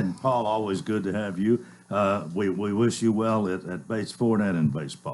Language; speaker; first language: English; native; English